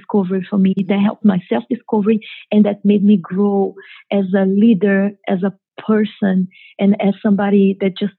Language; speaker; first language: English; non-native, fluent; Portuguese